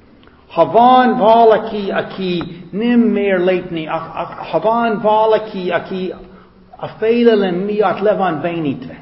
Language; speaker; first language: Hungarian; non-native, fluent; English